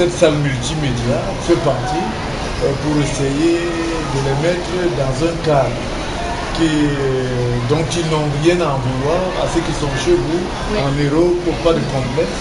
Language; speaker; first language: French; non-native, local second language; Wolof